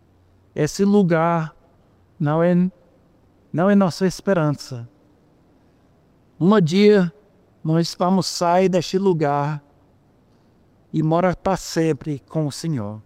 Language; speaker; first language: Portuguese; non-native, fluent; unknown